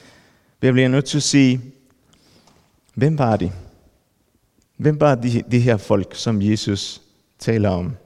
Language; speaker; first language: Danish; non-native, fluent; Spanish